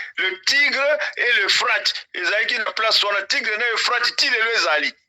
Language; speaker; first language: Lingala; non-native, local second language; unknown